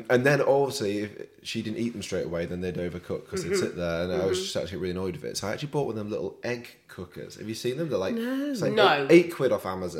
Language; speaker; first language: English; native; English